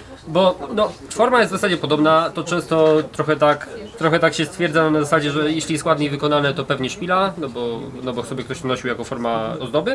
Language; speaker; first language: Polish; native; Polish